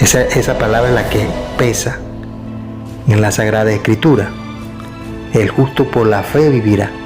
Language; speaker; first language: Spanish; native; Spanish